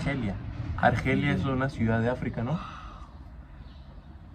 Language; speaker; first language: Spanish; native; Spanish